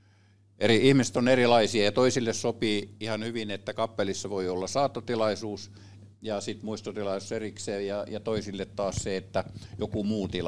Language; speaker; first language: Finnish; native; Finnish